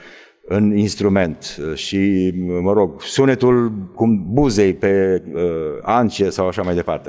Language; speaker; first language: Romanian; native; Romanian